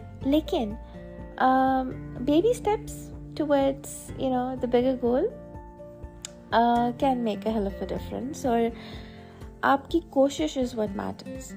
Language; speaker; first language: Hindi; native; Hindi